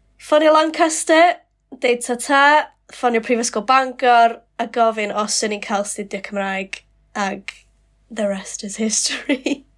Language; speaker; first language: Welsh; non-native, local second language; English